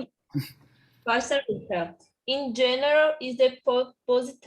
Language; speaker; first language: English; non-native, learner; Portuguese